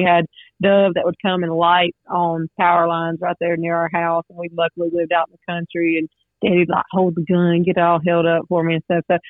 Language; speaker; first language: English; native; English